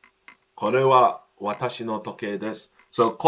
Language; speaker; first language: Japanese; non-native, learner; English